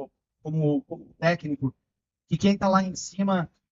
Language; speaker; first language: Portuguese; native; Portuguese